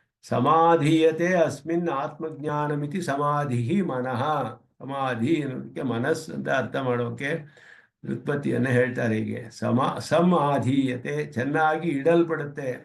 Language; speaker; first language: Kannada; native; Kannada